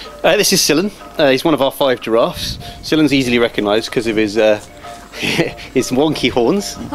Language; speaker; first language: English; native; English